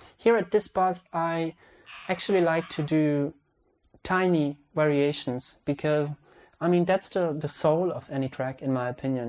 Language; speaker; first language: English; non-native, fluent; Hungarian